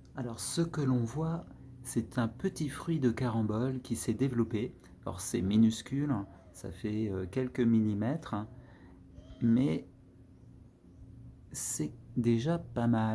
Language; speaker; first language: French; native; French